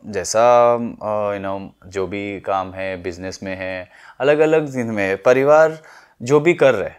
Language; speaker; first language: Hindi; non-native, local second language; Telugu